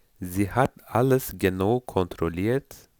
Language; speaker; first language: German; non-native, fluent; Turkish